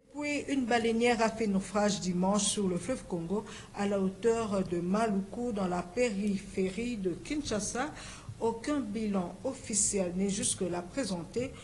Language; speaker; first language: French; non-native, local second language; Lingala